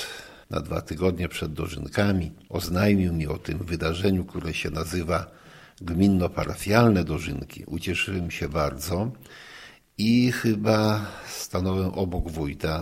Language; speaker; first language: Polish; native; Polish